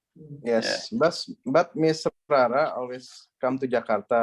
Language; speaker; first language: English; non-native, learner; Indonesian